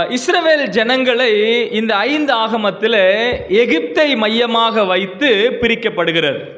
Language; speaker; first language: Tamil; non-native, local second language; Telugu